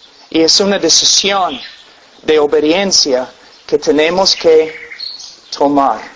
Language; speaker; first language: Spanish; non-native, fluent; English